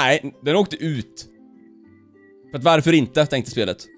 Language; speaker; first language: Swedish; native; Swedish